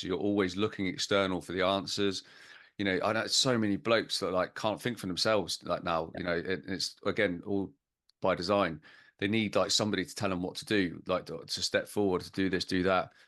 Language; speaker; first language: English; native; English